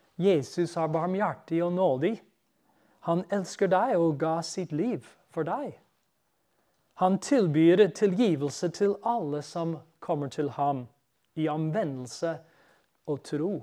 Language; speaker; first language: Norwegian; non-native, fluent; English